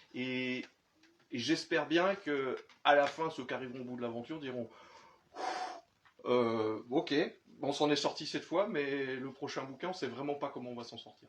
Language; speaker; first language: French; native; French